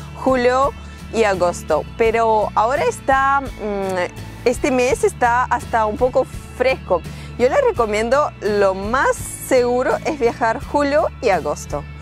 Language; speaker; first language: Spanish; non-native, fluent; Ukrainian